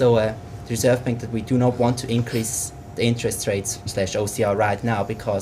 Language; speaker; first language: English; native; English